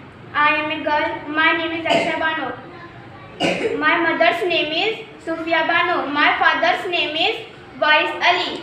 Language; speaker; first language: English; non-native, learner; Hindi